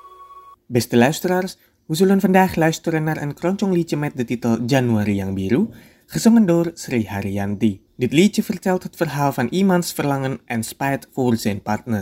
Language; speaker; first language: Dutch; non-native, fluent; Indonesian